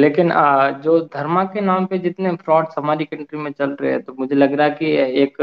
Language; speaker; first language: Hindi; native; Hindi